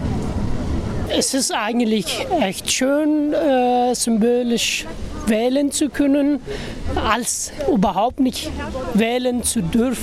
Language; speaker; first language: German; non-native, fluent; Persian